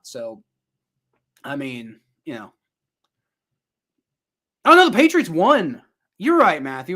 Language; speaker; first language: English; native; English